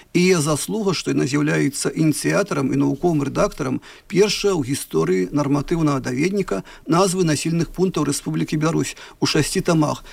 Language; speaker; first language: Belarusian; native; Belarusian